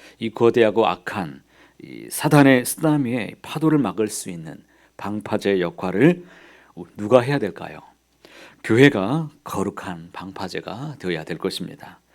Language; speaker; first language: Korean; native; Korean